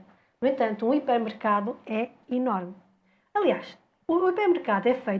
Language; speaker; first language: Portuguese; native; Portuguese